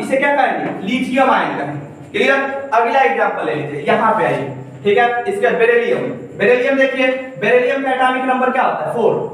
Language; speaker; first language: Hindi; native; Hindi